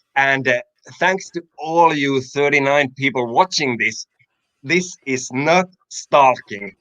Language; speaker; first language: English; non-native, fluent; Finnish